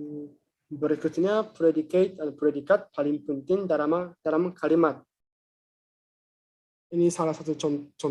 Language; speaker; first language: Indonesian; non-native, fluent; Japanese